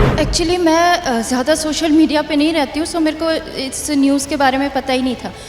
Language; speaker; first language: Hindi; non-native, fluent; Persian